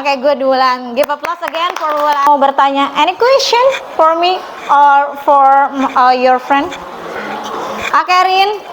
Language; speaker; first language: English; non-native, fluent; Indonesian